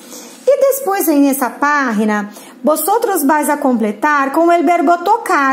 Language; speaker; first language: Spanish; non-native, fluent; Portuguese